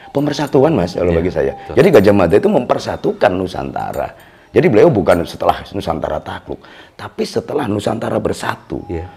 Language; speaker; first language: Indonesian; native; Indonesian